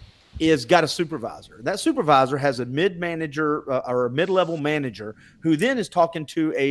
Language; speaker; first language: English; native; English